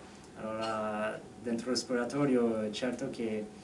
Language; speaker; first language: Italian; non-native, fluent; French